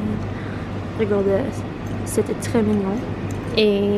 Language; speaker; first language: French; non-native, learner; Russian